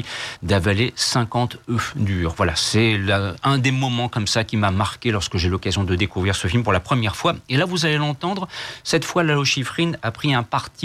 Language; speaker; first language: French; native; French